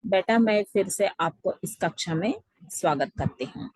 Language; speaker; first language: Hindi; non-native, local second language; Telugu